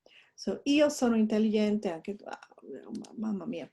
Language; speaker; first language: Italian; non-native, fluent; English